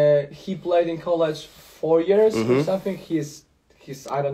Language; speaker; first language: English; non-native, fluent; Polish